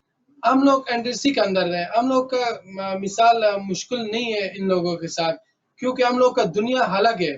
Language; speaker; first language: Hindi; early bilingual, other home language; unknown